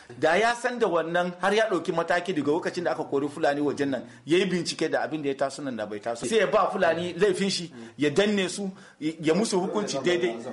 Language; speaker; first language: Hausa; non-native, local second language; Fula